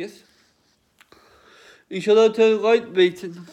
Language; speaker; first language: German; non-native, learner; Turkish